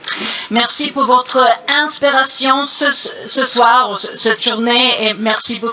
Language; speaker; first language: French; non-native, learner; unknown